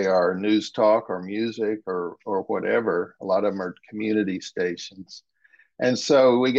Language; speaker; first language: English; native; English